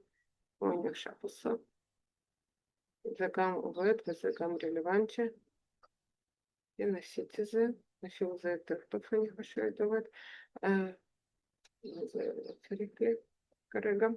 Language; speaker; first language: Hebrew; non-native, fluent; Russian